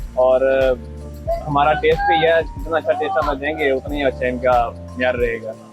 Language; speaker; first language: Urdu; non-native, local second language; Punjabi